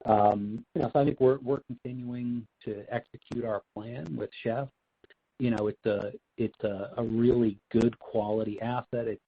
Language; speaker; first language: English; native; English